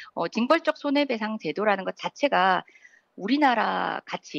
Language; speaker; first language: Korean; native; Korean